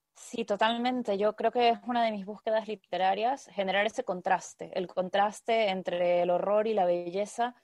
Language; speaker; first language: Spanish; native; Spanish